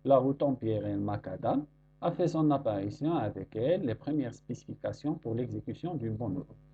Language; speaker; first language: French; non-native, local second language; Arabic